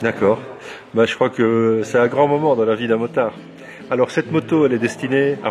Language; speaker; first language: French; native; French